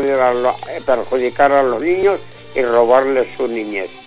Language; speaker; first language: Spanish; native; Spanish